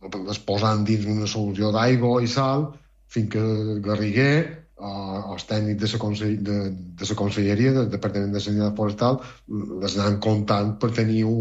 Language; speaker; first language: Catalan; native; Catalan